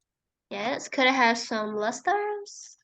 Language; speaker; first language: English; non-native, fluent; Vietnamese